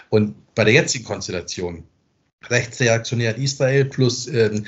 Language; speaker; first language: German; native; German